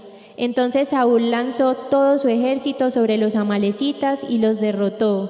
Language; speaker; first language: Spanish; native; Spanish